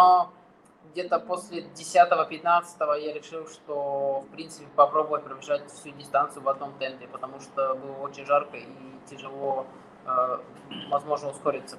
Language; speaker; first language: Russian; non-native, fluent; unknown